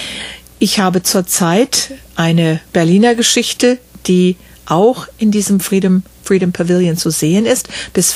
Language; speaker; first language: German; native; German